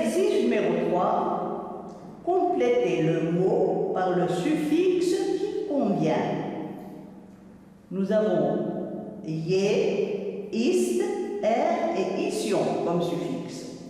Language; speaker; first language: French; non-native, local second language; Arabic